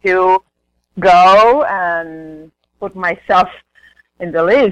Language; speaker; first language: English; non-native, fluent; Spanish